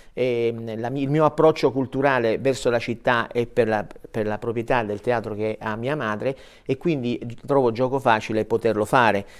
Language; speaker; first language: Italian; native; Italian